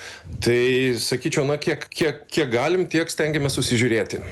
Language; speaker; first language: Lithuanian; native; Lithuanian